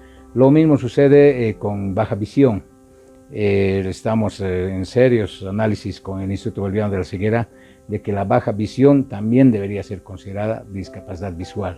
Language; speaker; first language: Spanish; native; Spanish